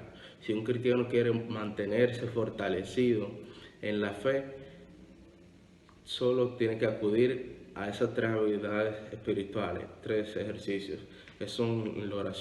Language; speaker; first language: Spanish; native; Spanish